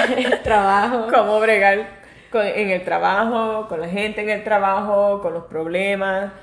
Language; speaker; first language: Spanish; early bilingual, heritage; Spanish